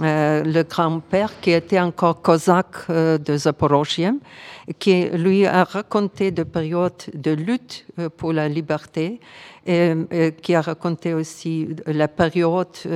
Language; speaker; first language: French; non-native, fluent; Ukrainian